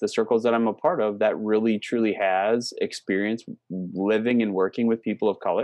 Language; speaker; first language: English; native; English